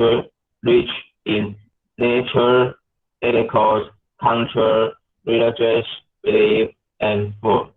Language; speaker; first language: English; non-native, learner; Chinese